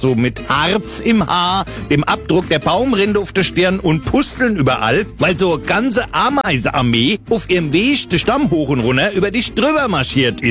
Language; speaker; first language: German; native; German